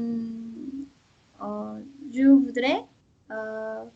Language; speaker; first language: French; non-native, learner; Korean